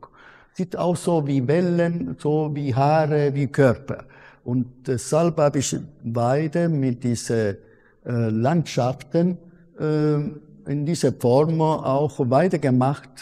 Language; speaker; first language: German; non-native, fluent; Italian